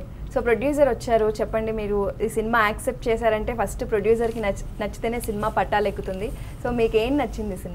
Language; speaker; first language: Telugu; native; Telugu